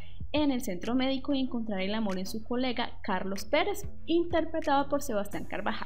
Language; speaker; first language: Spanish; native; Spanish